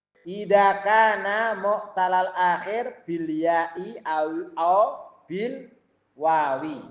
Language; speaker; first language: Arabic; non-native, fluent; Indonesian